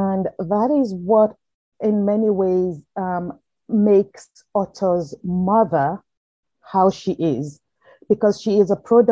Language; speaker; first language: English; non-native, local second language; Yoruba